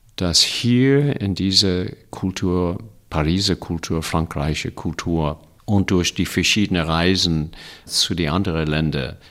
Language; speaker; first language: German; non-native, fluent; English